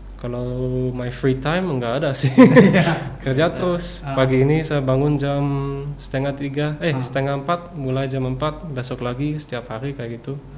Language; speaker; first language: Indonesian; early bilingual, other home language; English